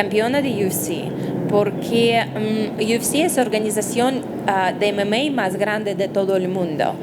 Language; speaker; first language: Spanish; non-native, fluent; Russian